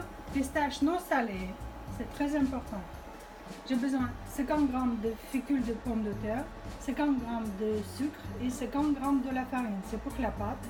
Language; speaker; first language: French; non-native, fluent; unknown